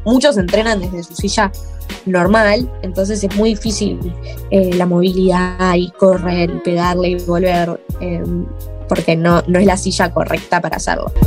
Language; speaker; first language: Spanish; native; Spanish